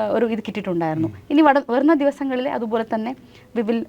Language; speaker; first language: Malayalam; non-native, local second language; Kannada